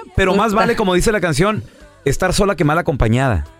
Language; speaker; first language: Spanish; native; Spanish